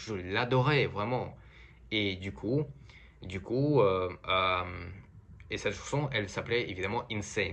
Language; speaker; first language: French; non-native, fluent; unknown